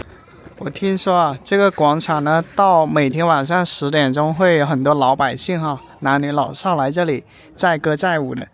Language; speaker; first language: Chinese; native; Chinese